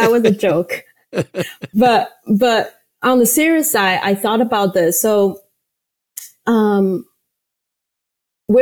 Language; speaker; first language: English; non-native, fluent; Chinese